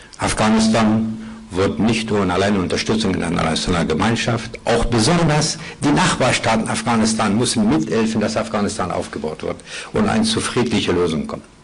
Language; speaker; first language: German; non-native, fluent; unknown